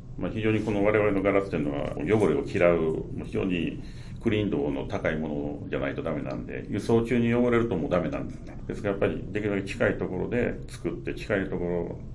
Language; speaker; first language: Japanese; native; Japanese